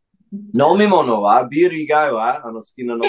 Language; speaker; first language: Japanese; non-native, fluent; English